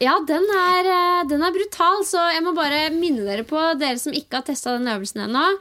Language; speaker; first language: Norwegian; native; Norwegian